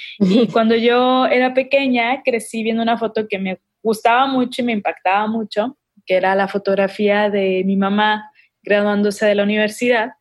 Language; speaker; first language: Spanish; native; Spanish